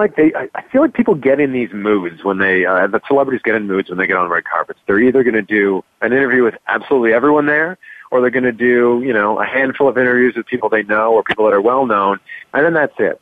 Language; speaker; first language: English; native; English